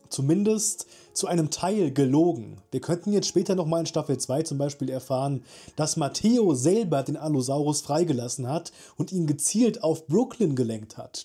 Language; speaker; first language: German; native; German